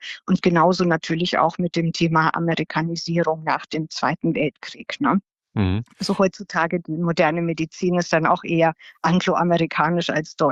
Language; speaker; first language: German; native; German